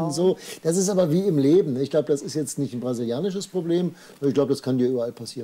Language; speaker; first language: German; native; German